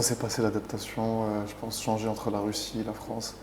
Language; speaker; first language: French; native; French